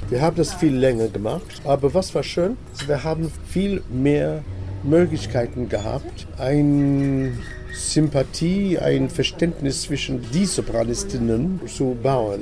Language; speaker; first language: German; non-native, fluent; English